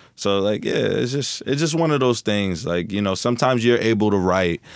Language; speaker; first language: English; native; English